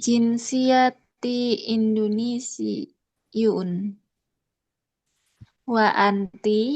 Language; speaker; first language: Arabic; non-native, learner; Indonesian